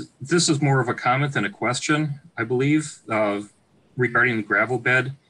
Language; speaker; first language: English; native; English